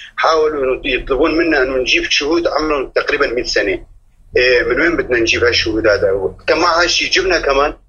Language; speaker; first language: Arabic; native; Arabic